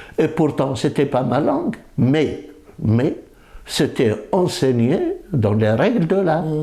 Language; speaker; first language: French; non-native, local second language; Kabyle